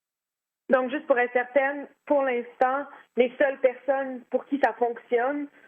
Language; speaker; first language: French; native; French